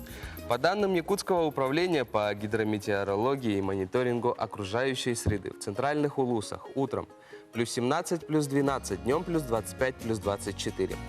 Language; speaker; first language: Russian; native; Russian